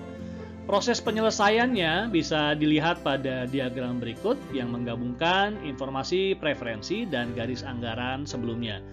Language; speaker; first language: Indonesian; native; Indonesian